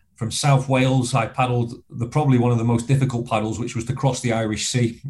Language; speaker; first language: English; native; English